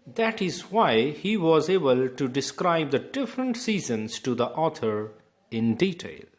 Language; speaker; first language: English; non-native, local second language; Punjabi